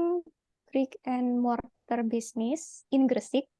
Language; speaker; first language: English; non-native, learner; Indonesian